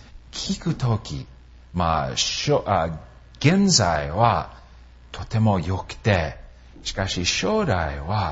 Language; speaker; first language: Japanese; non-native, fluent; English